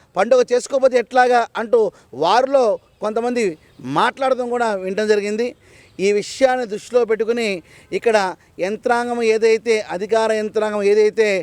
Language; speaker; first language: Telugu; native; Telugu